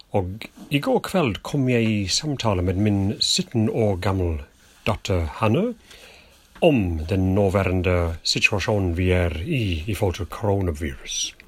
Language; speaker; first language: Norwegian; non-native, fluent; English